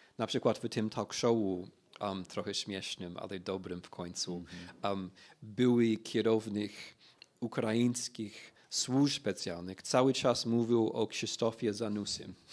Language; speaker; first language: Polish; non-native, fluent; English